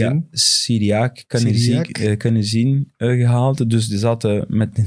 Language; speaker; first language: Dutch; non-native, fluent; Portuguese